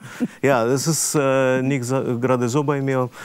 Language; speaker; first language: German; non-native, fluent; Russian